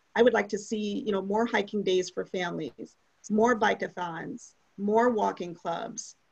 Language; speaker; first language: English; native; English